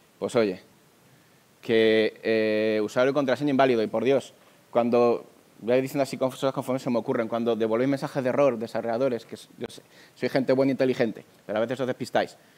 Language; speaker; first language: Spanish; native; Spanish